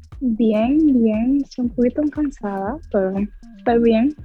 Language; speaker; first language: Spanish; early bilingual, heritage; English